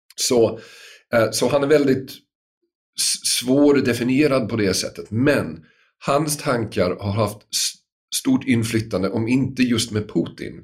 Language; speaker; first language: Swedish; non-native, fluent; English